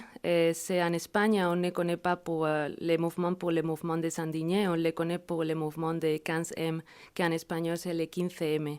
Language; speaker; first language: French; non-native, fluent; Spanish